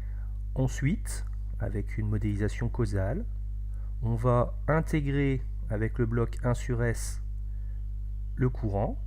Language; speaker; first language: French; native; French